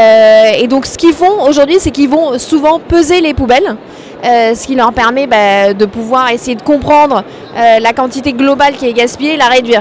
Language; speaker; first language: French; native; French